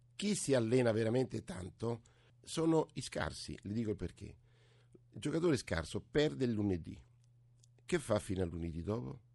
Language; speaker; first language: Italian; early bilingual, other home language; French